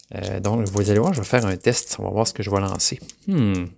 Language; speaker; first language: French; native; French